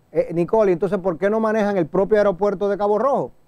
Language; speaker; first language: Spanish; native; Spanish